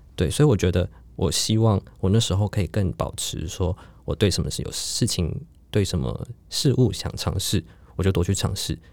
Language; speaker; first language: Chinese; native; Chinese